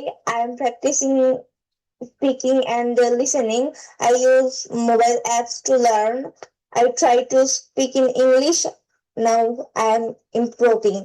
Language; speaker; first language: English; non-native, learner; Bangla